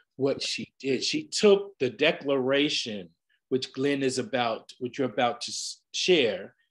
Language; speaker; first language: English; native; English